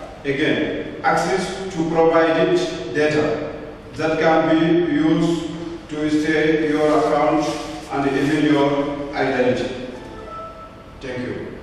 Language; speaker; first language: English; non-native, learner; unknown